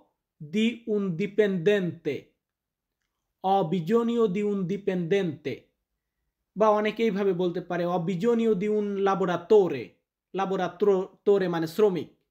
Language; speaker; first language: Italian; non-native, fluent; Bangla